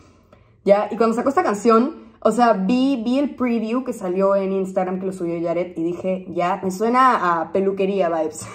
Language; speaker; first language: Spanish; native; Spanish